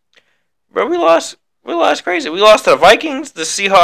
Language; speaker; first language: English; native; English